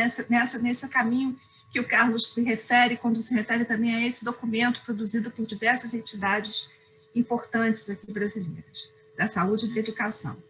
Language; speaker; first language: Portuguese; native; Portuguese